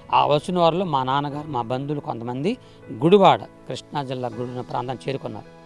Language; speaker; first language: Telugu; non-native, local second language; Koya